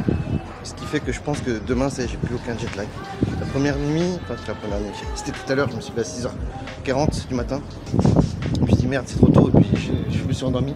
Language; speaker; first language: French; native; French